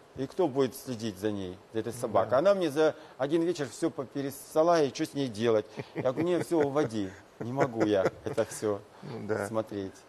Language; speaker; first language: Russian; native; Russian